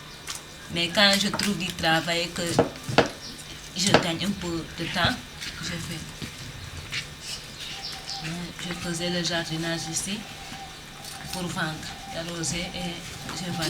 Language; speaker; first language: French; non-native, learner; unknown